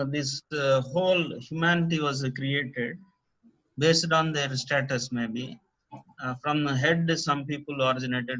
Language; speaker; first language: English; non-native, local second language; Telugu